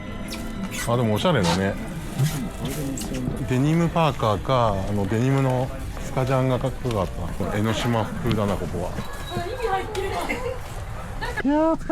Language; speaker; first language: Japanese; native; Japanese